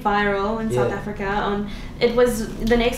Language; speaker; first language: English; non-native, local second language; Afrikaans